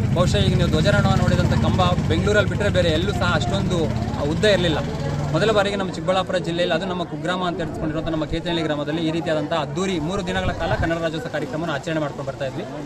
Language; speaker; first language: Kannada; native; Kannada